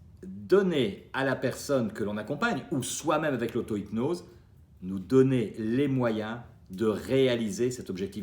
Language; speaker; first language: French; native; French